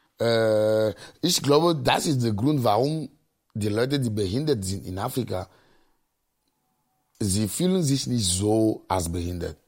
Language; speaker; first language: German; non-native, fluent; Ewe